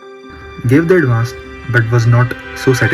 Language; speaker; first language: English; non-native, local second language; Hindi